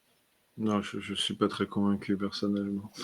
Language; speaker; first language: French; native; French